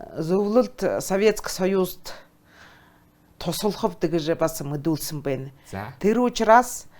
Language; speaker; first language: Mongolian; non-native, local second language; Buriat